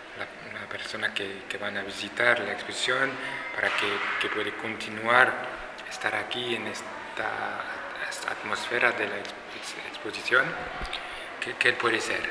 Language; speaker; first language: Spanish; non-native, fluent; French